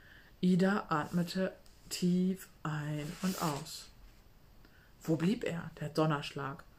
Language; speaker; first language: German; native; German